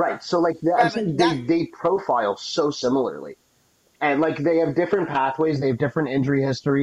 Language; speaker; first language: English; native; English